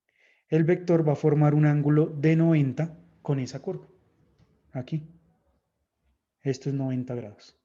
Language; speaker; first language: Spanish; native; Spanish